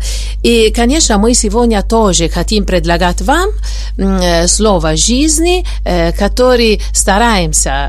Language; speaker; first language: Russian; non-native, fluent; Italian